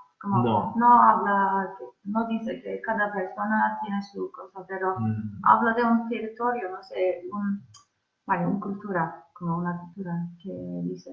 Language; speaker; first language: Spanish; non-native, learner; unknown